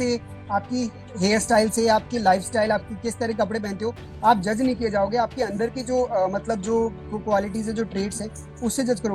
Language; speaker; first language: Hindi; native; Hindi